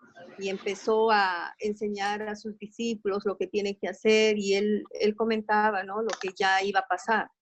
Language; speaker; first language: Spanish; native; Spanish